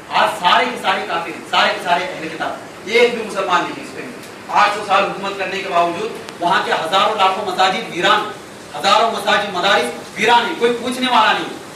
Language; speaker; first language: Urdu; native; Urdu